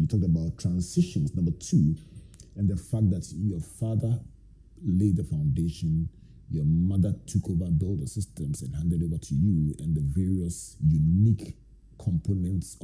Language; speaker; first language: English; non-native, local second language; Akan